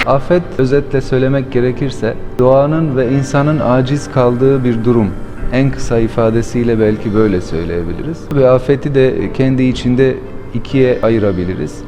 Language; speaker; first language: Turkish; non-native, fluent; Albanian